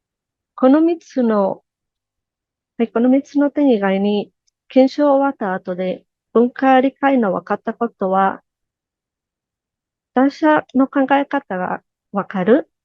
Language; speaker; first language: Japanese; non-native, learner; Spanish